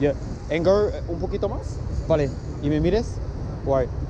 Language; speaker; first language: Spanish; non-native, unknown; English